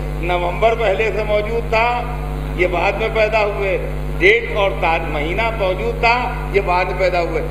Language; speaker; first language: Urdu; native; Urdu